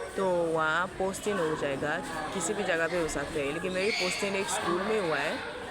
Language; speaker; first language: Hindi; non-native, fluent; Yoruba